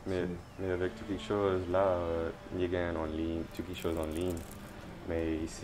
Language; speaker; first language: French; non-native, learner; English